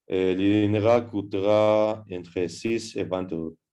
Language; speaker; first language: French; non-native, learner; Spanish